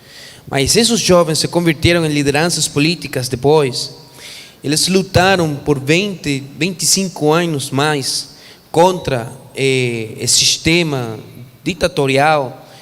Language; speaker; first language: Portuguese; non-native, fluent; Spanish